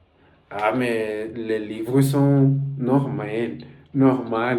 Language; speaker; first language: French; non-native, learner; Spanish